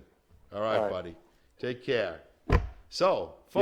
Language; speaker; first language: English; native; English